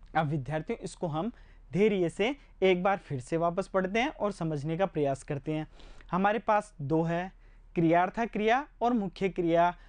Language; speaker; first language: Hindi; native; Hindi